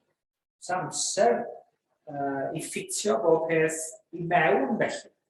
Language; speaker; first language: Welsh; native; Welsh